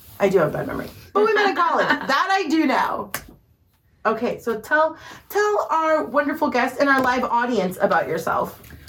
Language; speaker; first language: English; early bilingual, other home language; Spanish